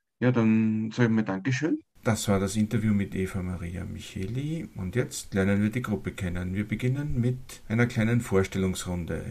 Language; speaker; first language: German; native; German